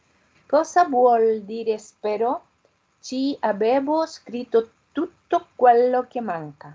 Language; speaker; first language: Italian; non-native, learner; Spanish